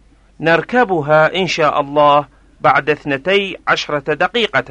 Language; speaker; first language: Arabic; non-native, fluent; Persian